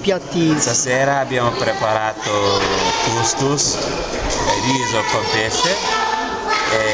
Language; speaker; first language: Italian; non-native, fluent; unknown